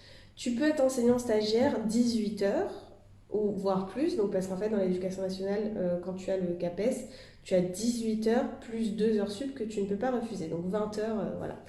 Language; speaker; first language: French; native; French